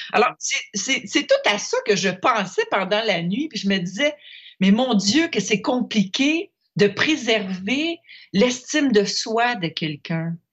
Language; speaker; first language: French; native; French